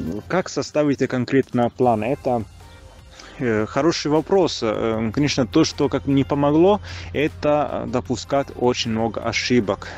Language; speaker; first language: Russian; non-native, fluent; Italian